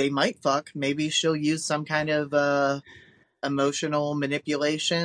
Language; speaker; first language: English; native; English